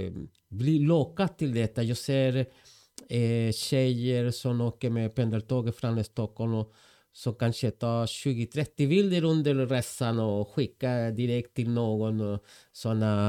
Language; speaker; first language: Swedish; non-native, fluent; Spanish